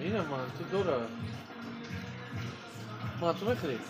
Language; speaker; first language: Russian; non-native, learner; Tajik